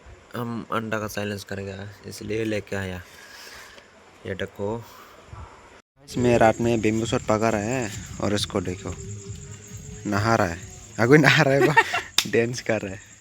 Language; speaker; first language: Hindi; non-native, local second language; Kok Borok